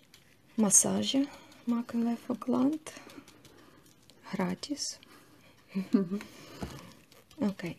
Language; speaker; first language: Dutch; non-native, fluent; Russian